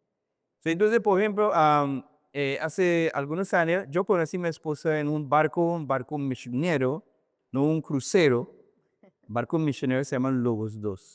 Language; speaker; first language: Spanish; non-native, learner; English